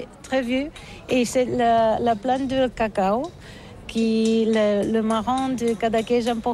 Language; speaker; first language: French; non-native, learner; Catalan